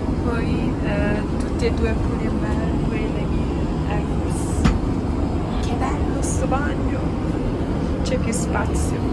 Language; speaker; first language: Italian; early bilingual, other home language; Filipino